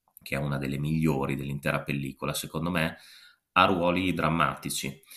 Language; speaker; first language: Italian; native; Italian